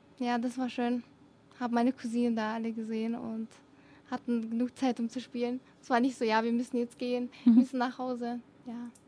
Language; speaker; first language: German; early bilingual, other home language; Arabic